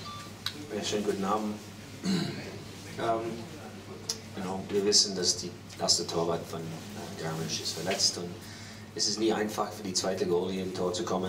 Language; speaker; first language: German; non-native, learner; English